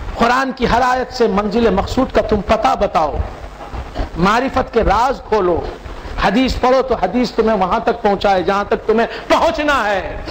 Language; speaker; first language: Urdu; native; Urdu